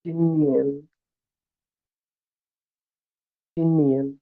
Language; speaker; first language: Chinese; non-native, learner; Bangla